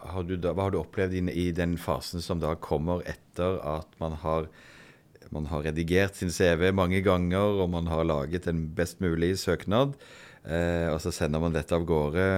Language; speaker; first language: Norwegian; native; Norwegian